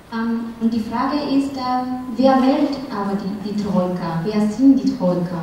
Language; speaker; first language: German; non-native, fluent; Spanish